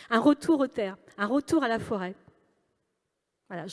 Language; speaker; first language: French; native; French